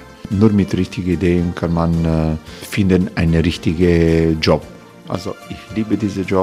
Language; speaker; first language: German; non-native, fluent; Croatian